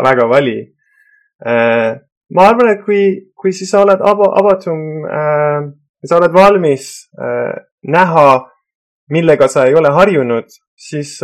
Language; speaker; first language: Estonian; non-native, fluent; Persian